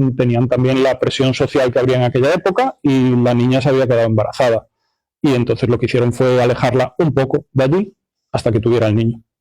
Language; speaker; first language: Spanish; non-native, local second language; Galician